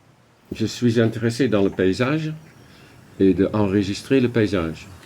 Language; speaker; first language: French; non-native, fluent; Dutch